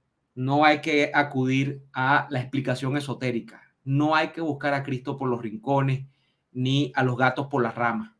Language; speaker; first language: Spanish; native; Spanish